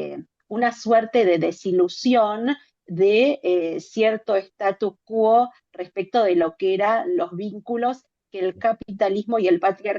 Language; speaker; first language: Spanish; native; Spanish